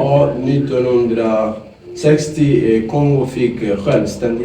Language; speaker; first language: Swedish; non-native, fluent; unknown